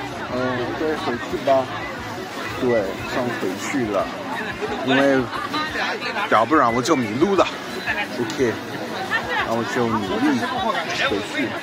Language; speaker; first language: Chinese; non-native, learner; English